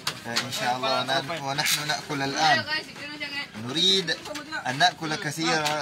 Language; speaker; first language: Arabic; non-native, fluent; Maranao